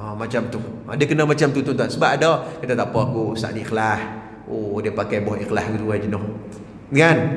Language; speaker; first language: Malay; native; Malay